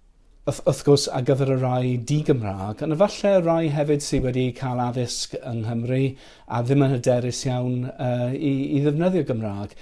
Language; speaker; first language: Welsh; non-native, fluent; English